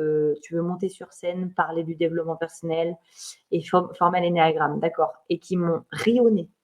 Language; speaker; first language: French; native; French